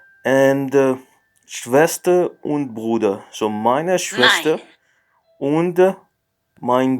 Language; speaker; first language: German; non-native, learner; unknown